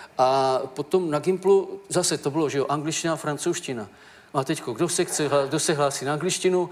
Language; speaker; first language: Czech; native; Czech